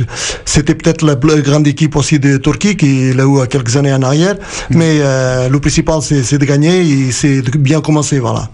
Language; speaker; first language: French; non-native, fluent; Portuguese